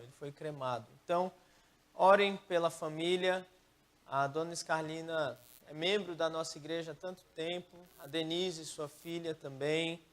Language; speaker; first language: Portuguese; native; Portuguese